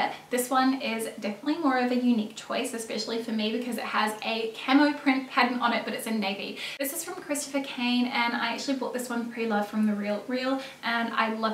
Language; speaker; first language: English; native; English